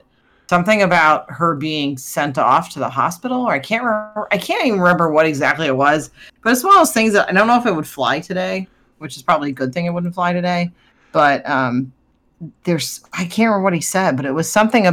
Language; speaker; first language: English; native; English